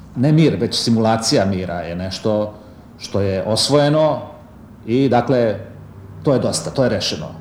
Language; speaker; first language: Serbian; native; Serbian